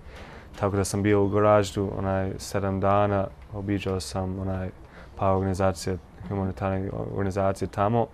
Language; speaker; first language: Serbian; non-native, learner; English